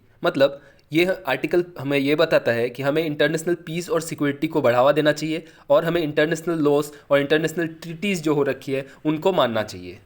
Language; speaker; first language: Hindi; native; Hindi